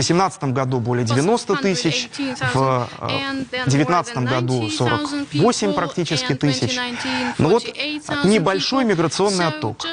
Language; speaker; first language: Russian; native; Russian